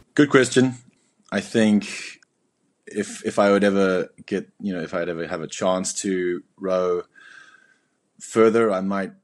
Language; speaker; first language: English; native; English